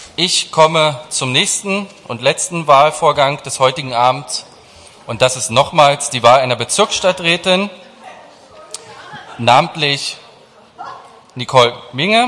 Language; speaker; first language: German; native; German